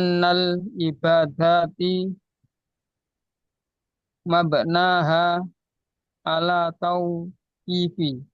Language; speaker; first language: Arabic; non-native, learner; Indonesian